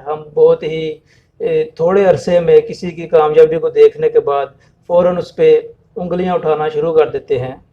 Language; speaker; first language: Urdu; non-native, local second language; Punjabi